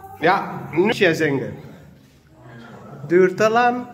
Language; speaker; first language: Dutch; non-native, learner; Arabic